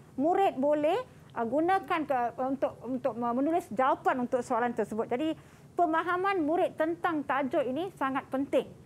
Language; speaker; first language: Malay; non-native, local second language; Tamil